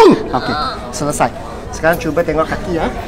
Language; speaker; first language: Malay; non-native, local second language; Cantonese